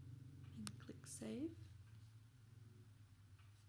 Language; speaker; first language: English; native; English